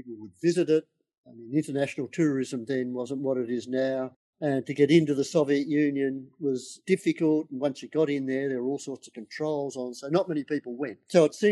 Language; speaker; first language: English; native; English